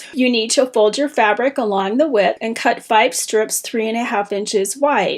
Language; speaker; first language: English; native; English